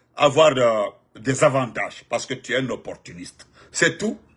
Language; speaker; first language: French; non-native, local second language; Fula